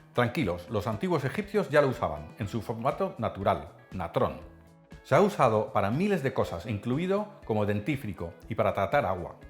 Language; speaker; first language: Spanish; non-native, fluent; Dutch